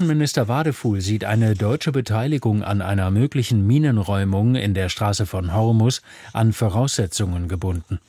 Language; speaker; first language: German; native; German